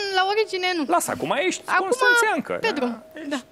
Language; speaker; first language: Romanian; native; Romanian